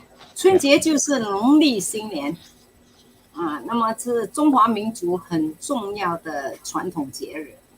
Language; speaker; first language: Chinese; native; Chinese